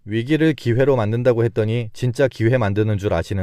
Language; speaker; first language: Korean; native; Korean